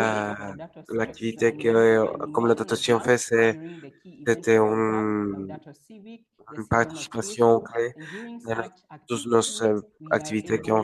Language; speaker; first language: French; non-native, learner; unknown